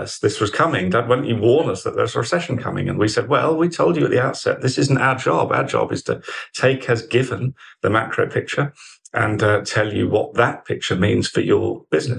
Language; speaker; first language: English; native; English